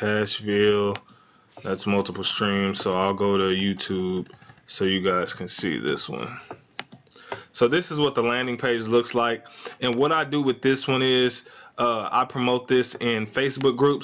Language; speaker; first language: English; native; English